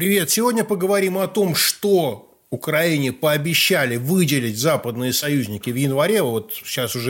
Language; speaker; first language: Russian; native; Russian